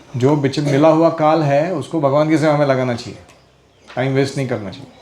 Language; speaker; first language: Hindi; non-native, local second language; Marathi